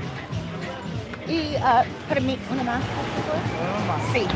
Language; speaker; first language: Spanish; non-native, learner; English